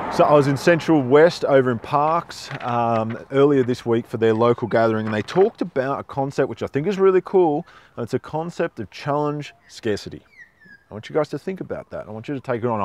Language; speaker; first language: English; native; English